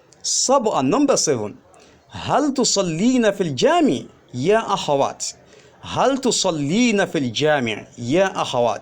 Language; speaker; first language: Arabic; non-native, fluent; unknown